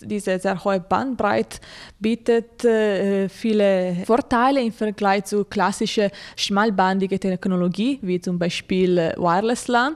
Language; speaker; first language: German; non-native, fluent; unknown